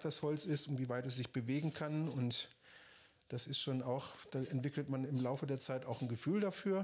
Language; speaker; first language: German; native; German